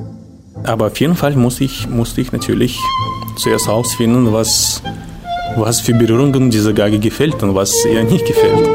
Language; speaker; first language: German; non-native, fluent; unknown